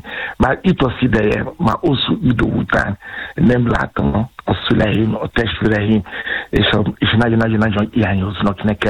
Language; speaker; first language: Hungarian; non-native, fluent; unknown